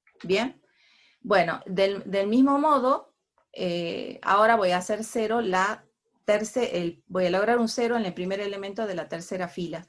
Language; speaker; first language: Spanish; native; Spanish